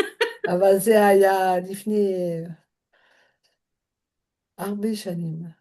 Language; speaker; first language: Hebrew; non-native, learner; French